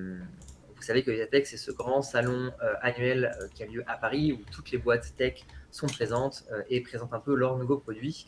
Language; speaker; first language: French; native; French